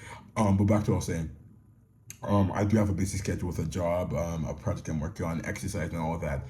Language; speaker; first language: English; native; English